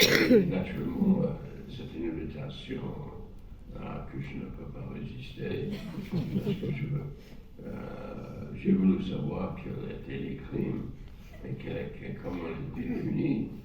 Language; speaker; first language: French; non-native, fluent; English